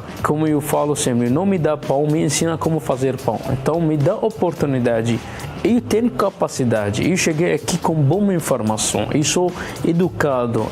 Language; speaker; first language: Portuguese; non-native, learner; Arabic